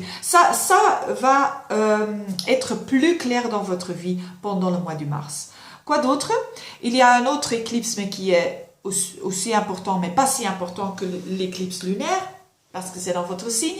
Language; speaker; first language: French; non-native, local second language; Dutch